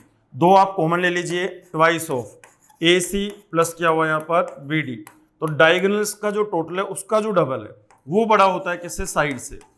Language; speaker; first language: Hindi; native; Hindi